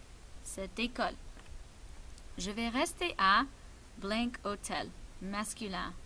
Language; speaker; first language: French; non-native, fluent; English